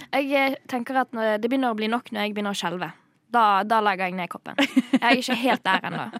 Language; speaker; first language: Norwegian; native; Norwegian